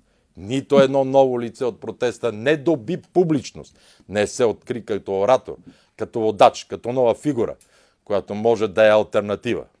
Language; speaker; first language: Bulgarian; native; Bulgarian